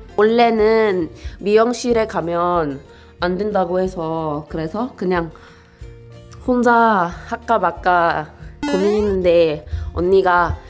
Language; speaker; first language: Korean; non-native, fluent; English